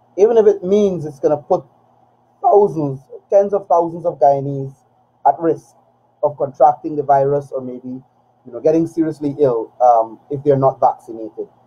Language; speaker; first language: English; native; English